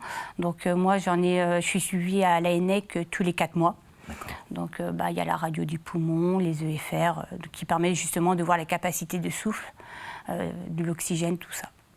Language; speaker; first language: French; native; French